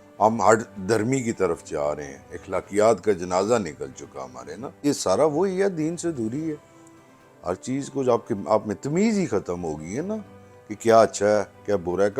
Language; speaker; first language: Urdu; non-native, local second language; Pahari-Potwari